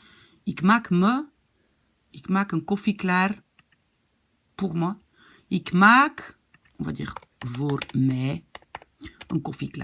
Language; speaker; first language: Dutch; non-native, fluent; French